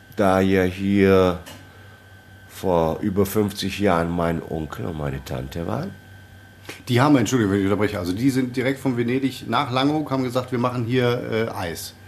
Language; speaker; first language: German; non-native, fluent; Italian